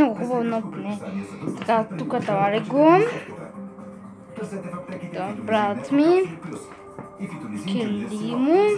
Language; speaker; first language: Bulgarian; early bilingual, heritage; Bulgarian